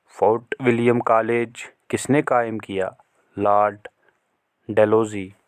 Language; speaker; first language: Urdu; non-native, local second language; Kashmiri